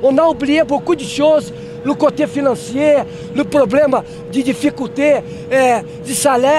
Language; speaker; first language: French; non-native, learner; Portuguese